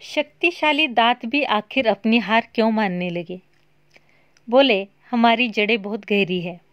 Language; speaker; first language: Hindi; non-native, local second language; Marathi